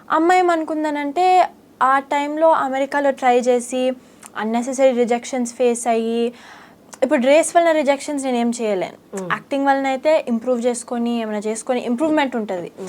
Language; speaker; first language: Telugu; early bilingual, heritage; Telugu